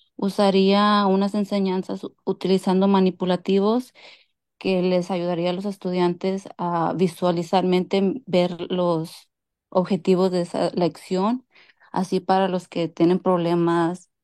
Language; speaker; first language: Spanish; early bilingual, heritage; Spanish